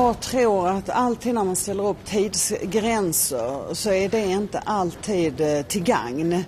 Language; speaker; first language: Swedish; native; Swedish